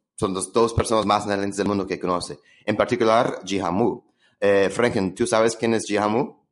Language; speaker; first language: Spanish; non-native, fluent; English